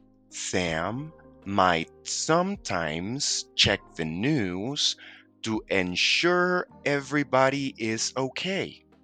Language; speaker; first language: English; non-native, fluent; Spanish